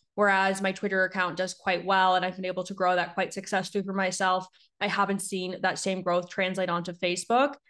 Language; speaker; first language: English; native; English